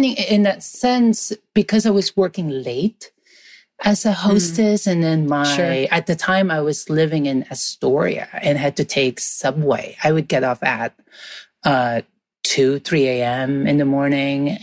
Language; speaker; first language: English; non-native, local second language; Filipino